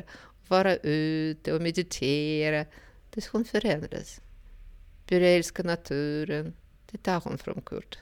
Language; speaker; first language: Swedish; non-native, fluent; Russian